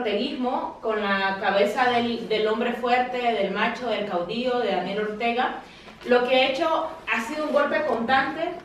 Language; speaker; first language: Spanish; native; Spanish